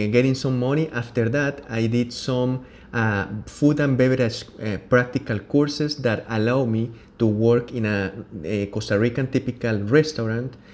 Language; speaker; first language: English; non-native, learner; Spanish